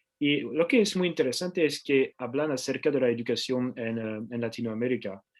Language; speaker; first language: Spanish; non-native, learner; French